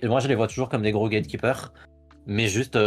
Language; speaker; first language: French; native; French